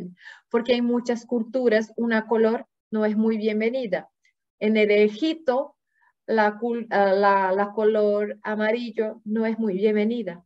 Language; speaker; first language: Spanish; non-native, fluent; Portuguese